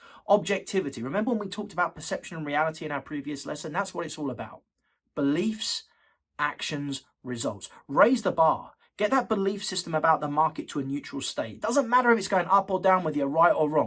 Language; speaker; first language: English; native; English